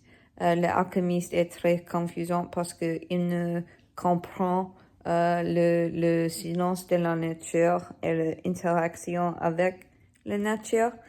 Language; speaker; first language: French; non-native, learner; English